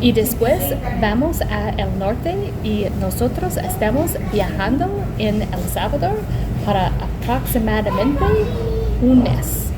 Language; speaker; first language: Spanish; non-native, learner; English